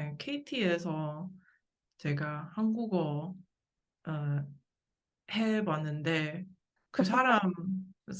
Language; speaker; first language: Korean; non-native, learner; English